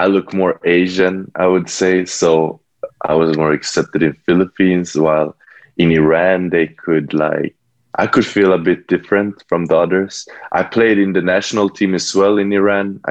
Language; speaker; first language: English; non-native, fluent; Swedish